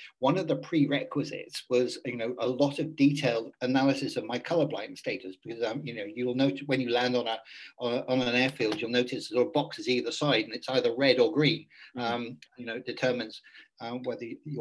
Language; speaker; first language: English; native; English